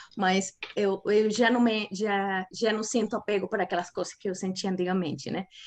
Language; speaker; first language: Portuguese; non-native, fluent; Spanish